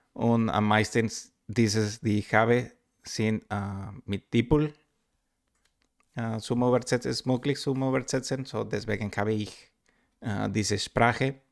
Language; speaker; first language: German; non-native, learner; Spanish